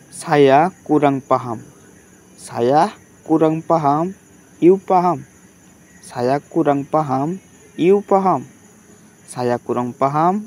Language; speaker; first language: Indonesian; non-native, learner; Bangla